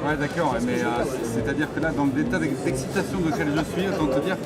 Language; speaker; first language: French; native; French